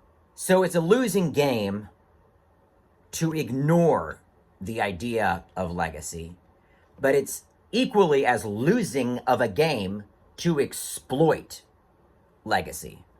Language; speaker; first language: English; native; English